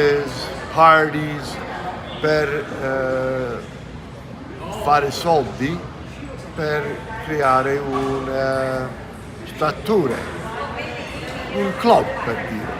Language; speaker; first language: Italian; early bilingual, heritage; English